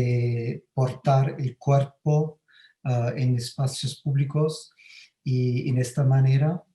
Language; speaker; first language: Spanish; non-native, fluent; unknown